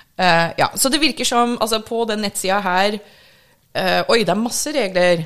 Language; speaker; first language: Norwegian; early bilingual, other home language; English